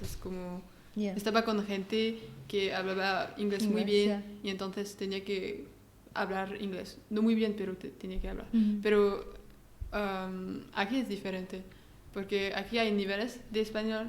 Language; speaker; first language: Spanish; non-native, learner; French